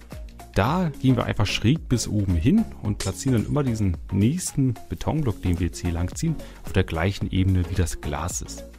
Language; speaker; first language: German; native; German